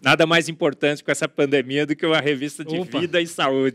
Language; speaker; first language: Portuguese; native; Portuguese